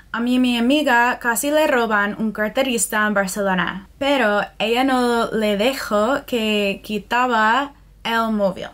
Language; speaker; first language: Spanish; non-native, fluent; English